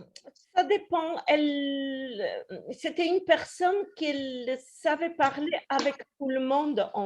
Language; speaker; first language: French; non-native, fluent; Polish